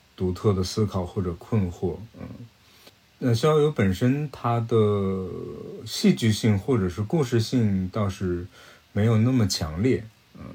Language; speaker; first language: Chinese; native; Chinese